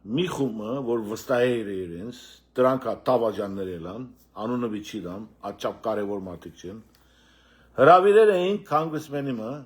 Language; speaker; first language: Armenian; early bilingual, heritage; Armenian